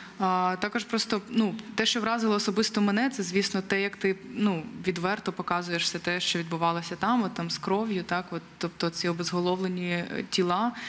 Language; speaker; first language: Ukrainian; native; Ukrainian